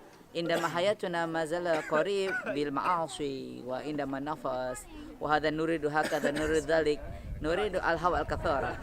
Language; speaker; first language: Arabic; non-native, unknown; Indonesian